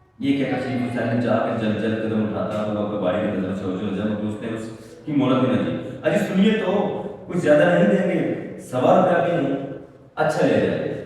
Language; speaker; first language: Urdu; non-native, local second language; Punjabi